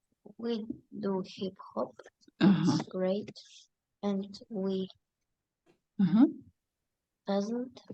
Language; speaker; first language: English; non-native, learner; Russian